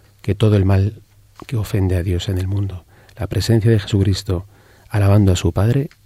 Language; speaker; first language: Spanish; native; Spanish